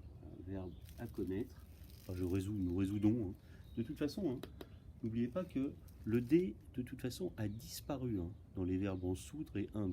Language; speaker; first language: French; native; French